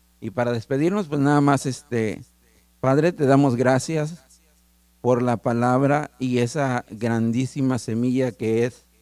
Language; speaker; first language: Spanish; native; Spanish